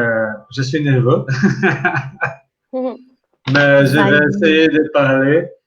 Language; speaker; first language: French; non-native, learner; Portuguese